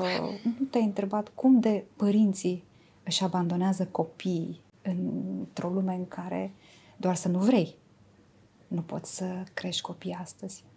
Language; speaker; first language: Romanian; native; Romanian